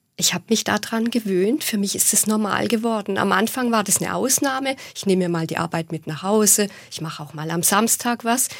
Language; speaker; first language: German; native; German